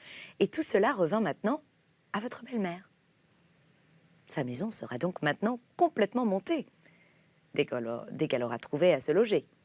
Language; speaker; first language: French; native; French